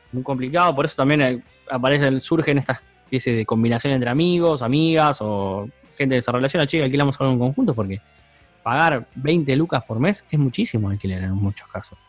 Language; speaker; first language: Spanish; native; Spanish